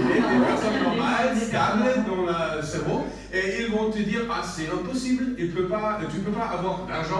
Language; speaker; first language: French; non-native, learner; English